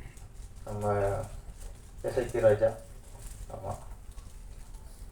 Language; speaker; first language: Tamil; native; Tamil